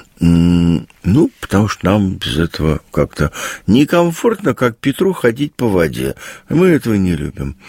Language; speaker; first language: Russian; native; Russian